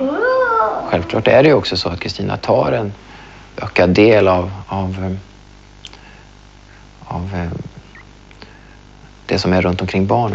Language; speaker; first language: Swedish; native; Swedish